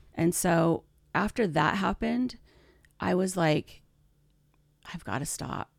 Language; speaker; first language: English; native; English